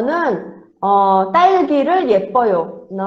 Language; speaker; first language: Korean; non-native, fluent; Portuguese